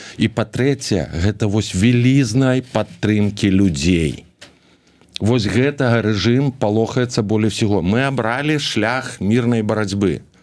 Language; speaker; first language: Belarusian; native; Belarusian